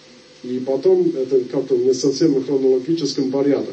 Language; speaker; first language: Russian; non-native, fluent; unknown